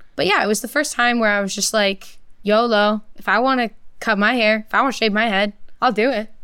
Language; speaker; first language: English; early bilingual, other home language; Portuguese